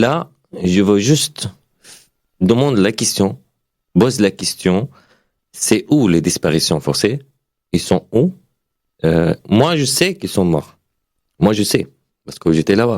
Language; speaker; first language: French; non-native, learner; Arabic